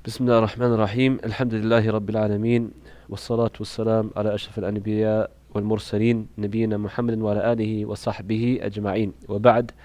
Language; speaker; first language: Arabic; non-native, fluent; English